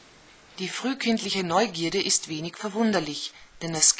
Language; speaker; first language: German; native; German